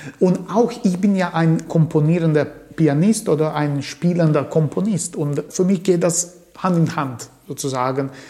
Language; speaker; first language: German; early bilingual, other home language; Croatian